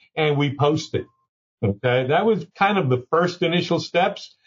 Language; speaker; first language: English; early bilingual, other home language; Spanish